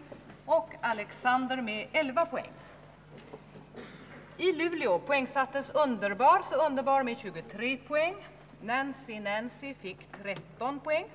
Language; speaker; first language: Swedish; native; Swedish